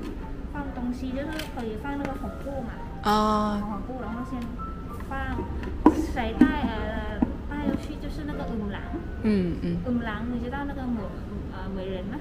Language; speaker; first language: Chinese; non-native, learner; Thai